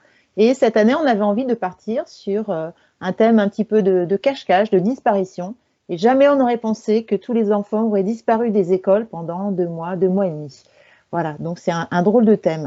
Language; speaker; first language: French; native; French